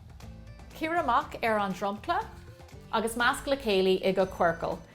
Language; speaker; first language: Irish; non-native, local second language; English